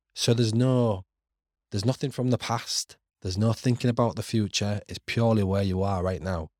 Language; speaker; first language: English; native; English